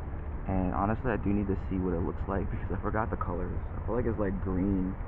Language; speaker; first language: English; native; English